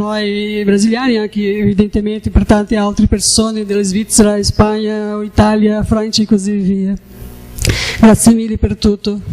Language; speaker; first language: Italian; non-native, learner; Portuguese